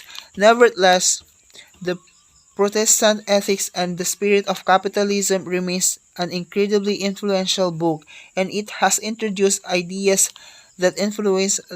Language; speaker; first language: English; non-native, local second language; Filipino